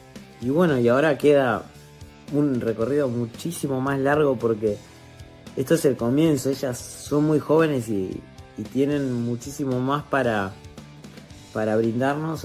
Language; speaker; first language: Spanish; native; Spanish